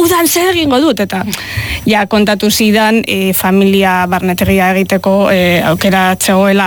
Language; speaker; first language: Basque; non-native, local second language; Spanish